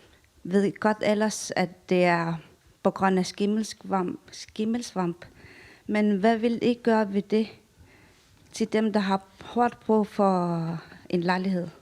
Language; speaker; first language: Danish; non-native, local second language; Kalaallisut